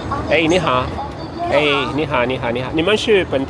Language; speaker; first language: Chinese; non-native, fluent; English